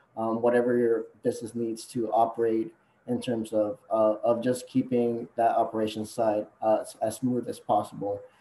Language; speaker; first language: English; non-native, fluent; Spanish